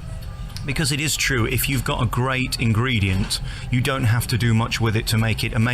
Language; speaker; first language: English; native; English